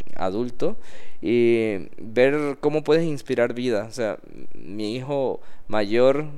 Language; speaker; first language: Spanish; native; Spanish